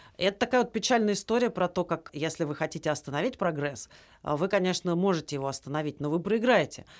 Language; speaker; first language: Russian; native; Russian